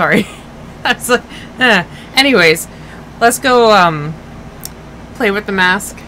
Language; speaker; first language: English; native; English